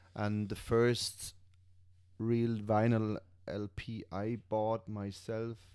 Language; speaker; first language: English; non-native, fluent; German